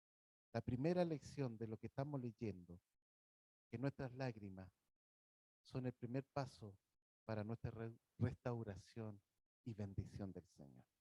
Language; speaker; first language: Spanish; native; Spanish